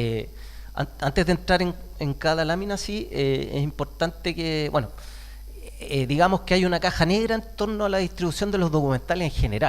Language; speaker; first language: Spanish; native; Spanish